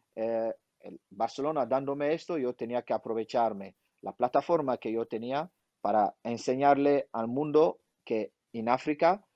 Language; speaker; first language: Spanish; non-native, fluent; French